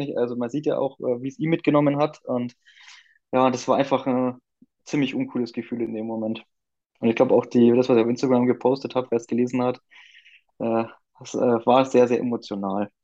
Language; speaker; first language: German; native; German